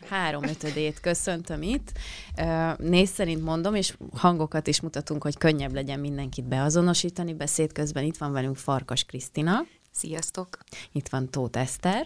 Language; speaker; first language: Hungarian; native; Hungarian